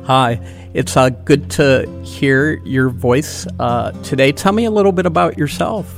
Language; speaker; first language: English; native; English